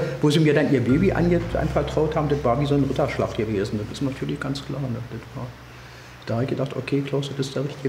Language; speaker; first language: German; native; German